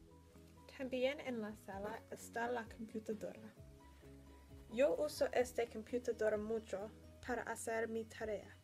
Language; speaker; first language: Spanish; non-native, learner; English